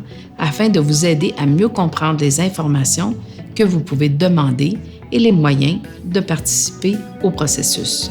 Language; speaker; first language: French; native; French